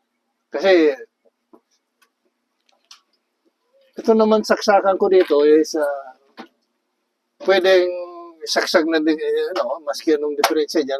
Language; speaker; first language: Filipino; native; Filipino